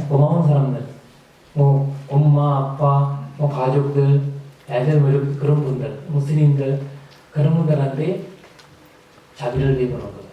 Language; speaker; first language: Korean; non-native, fluent; Sinhala